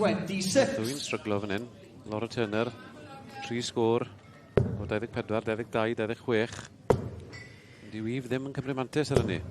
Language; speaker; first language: Welsh; native; Welsh